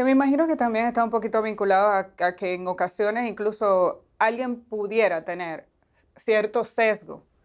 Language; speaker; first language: Spanish; native; Spanish